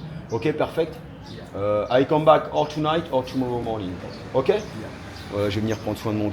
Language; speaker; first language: French; native; French